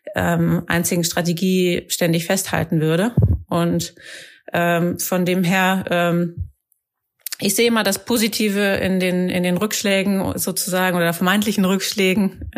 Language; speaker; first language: German; native; German